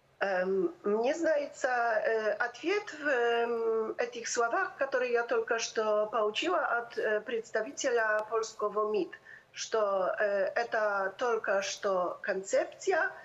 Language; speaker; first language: Russian; non-native, fluent; Polish